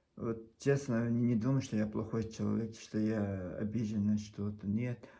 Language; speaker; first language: Russian; non-native, local second language; Chechen